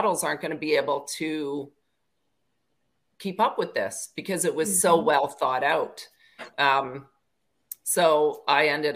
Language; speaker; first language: English; native; English